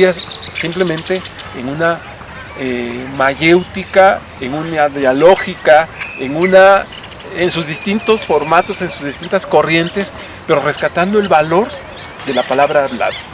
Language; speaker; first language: Spanish; native; Spanish